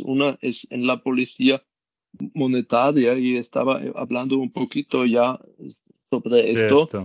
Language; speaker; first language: Spanish; non-native, learner; German